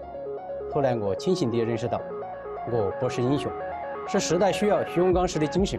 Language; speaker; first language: Chinese; native; Chinese